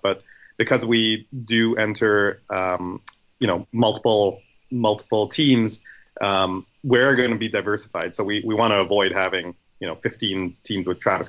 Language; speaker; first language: English; native; English